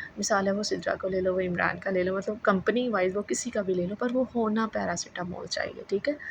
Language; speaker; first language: Urdu; native; Urdu